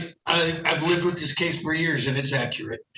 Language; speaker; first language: English; native; English